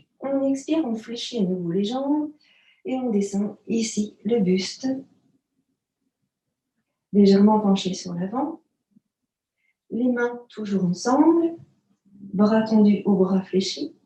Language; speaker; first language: French; native; French